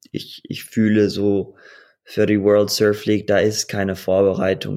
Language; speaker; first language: German; early bilingual, heritage; German